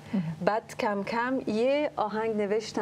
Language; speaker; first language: Persian; early bilingual, heritage; French